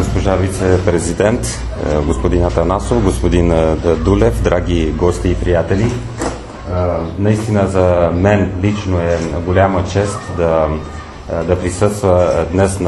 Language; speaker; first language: Bulgarian; non-native, fluent; Romanian